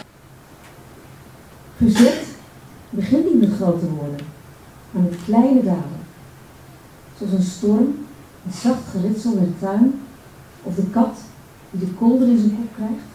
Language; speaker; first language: Dutch; native; Dutch